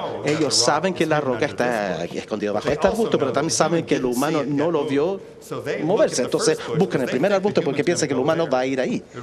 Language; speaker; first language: Spanish; non-native, fluent; English